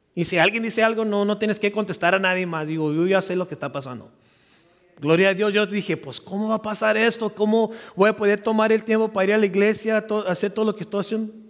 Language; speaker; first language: Spanish; early bilingual, heritage; Spanish